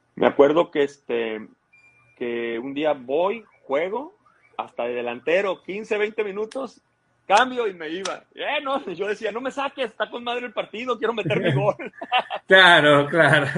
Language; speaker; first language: Spanish; native; Spanish